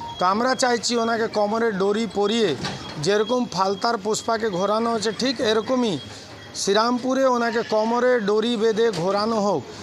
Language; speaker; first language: Bangla; non-native, local second language; Hindi